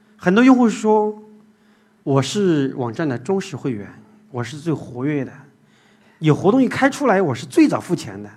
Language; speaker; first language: Chinese; native; Chinese